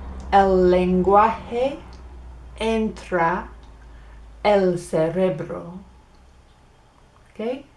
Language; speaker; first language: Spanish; non-native, learner; English